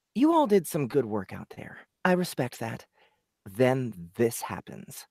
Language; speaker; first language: English; native; English